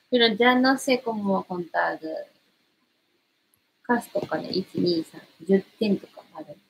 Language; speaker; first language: Spanish; non-native, learner; Japanese